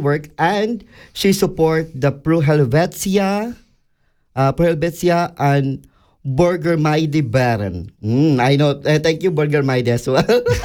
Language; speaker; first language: English; non-native, local second language; Cebuano